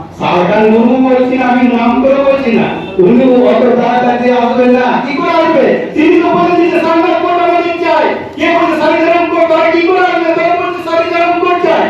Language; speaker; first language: Bangla; non-native, local second language; Santali